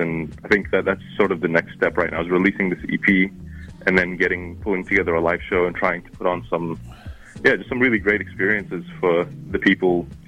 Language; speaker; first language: English; non-native, local second language; Arabic